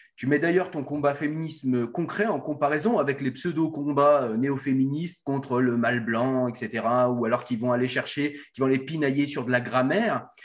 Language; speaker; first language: French; native; French